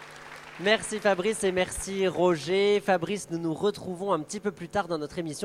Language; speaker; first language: French; native; French